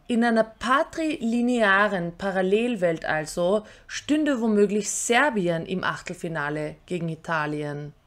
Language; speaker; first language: German; early bilingual, other home language; Albanian